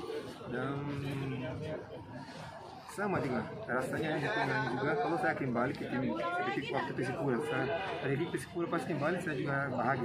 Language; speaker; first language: Indonesian; non-native, fluent; Portuguese